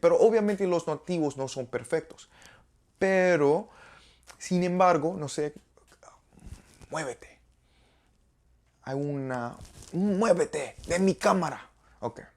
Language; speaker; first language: Spanish; non-native, learner; English